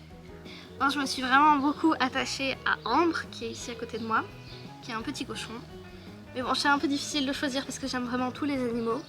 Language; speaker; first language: French; native; French